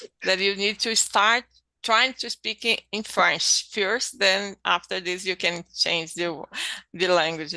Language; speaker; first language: English; non-native, learner; Portuguese